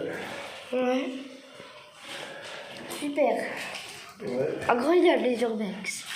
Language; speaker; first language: French; native; French